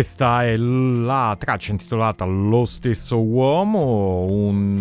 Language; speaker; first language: Italian; native; Italian